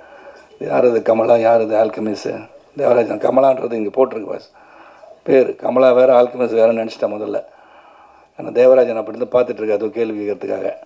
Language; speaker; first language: Tamil; native; Tamil